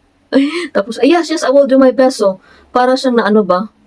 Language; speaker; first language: Filipino; non-native, local second language; Cebuano